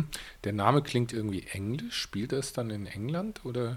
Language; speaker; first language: German; native; German